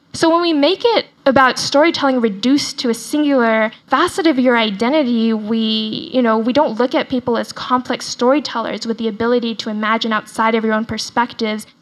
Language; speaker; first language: English; early bilingual, other home language; Chinese